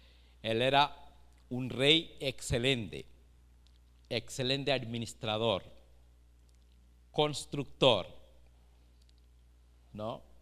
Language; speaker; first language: Spanish; non-native, fluent; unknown